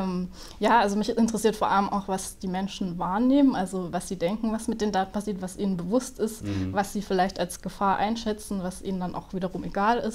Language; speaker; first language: German; native; German